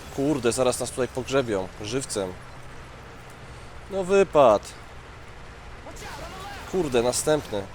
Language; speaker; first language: Polish; native; Polish